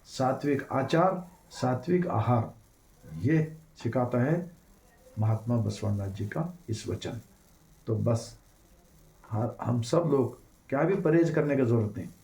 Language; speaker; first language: Hindi; non-native, local second language; Kannada